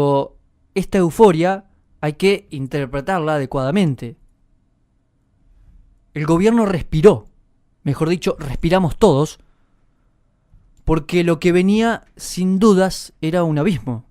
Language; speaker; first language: Spanish; native; Spanish